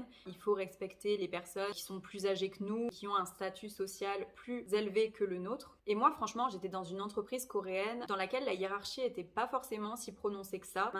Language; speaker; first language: French; native; French